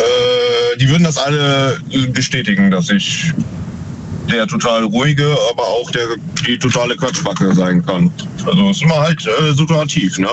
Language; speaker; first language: German; native; German